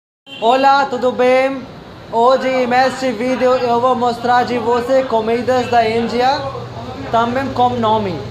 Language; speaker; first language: Portuguese; non-native, learner; Hindi